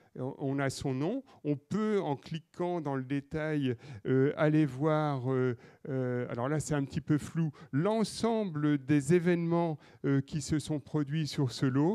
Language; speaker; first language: French; native; French